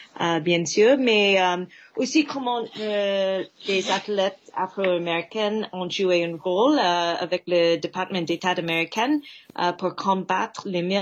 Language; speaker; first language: French; non-native, fluent; English